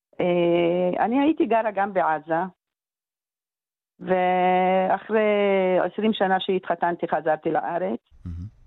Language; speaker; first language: Hebrew; non-native, local second language; Arabic